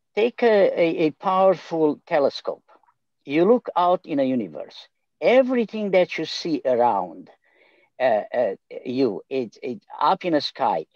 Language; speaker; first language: English; non-native, fluent; Romanian